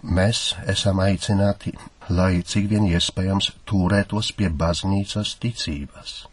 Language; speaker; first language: Latvian; non-native, fluent; Polish